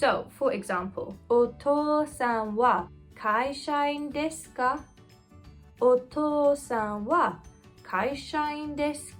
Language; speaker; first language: Japanese; non-native, fluent; English